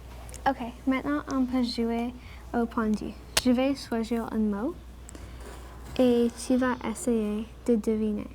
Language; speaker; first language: French; non-native, local second language; English